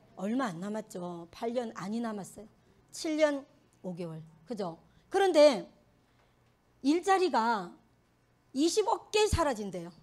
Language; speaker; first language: Korean; native; Korean